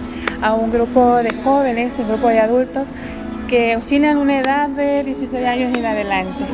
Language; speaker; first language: Spanish; native; Spanish